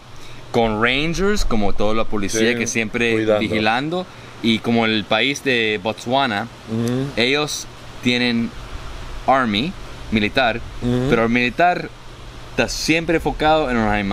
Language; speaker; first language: Spanish; early bilingual, heritage; Spanish